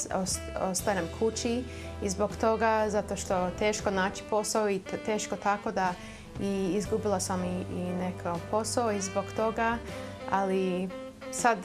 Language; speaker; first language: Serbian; early bilingual, heritage; Serbian